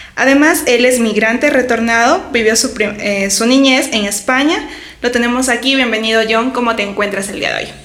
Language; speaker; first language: Spanish; native; Spanish